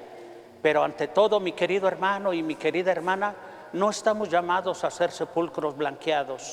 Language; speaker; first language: Spanish; native; Spanish